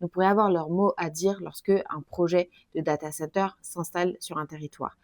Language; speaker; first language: French; native; French